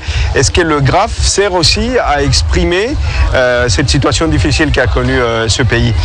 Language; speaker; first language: French; native; French